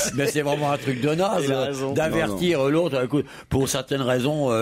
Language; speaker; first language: French; native; French